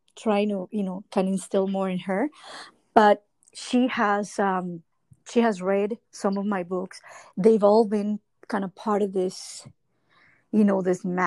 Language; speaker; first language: English; non-native, fluent; Spanish